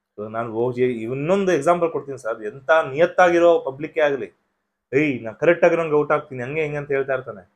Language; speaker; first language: Kannada; non-native, local second language; Telugu